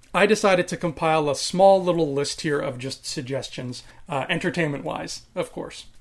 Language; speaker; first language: English; native; English